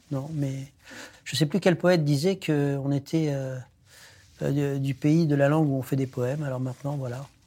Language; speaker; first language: French; native; French